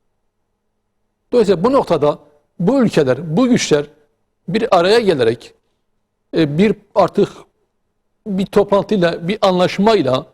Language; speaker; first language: Turkish; native; Turkish